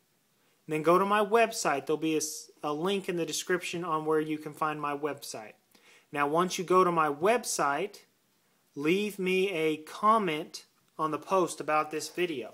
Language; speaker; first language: English; native; English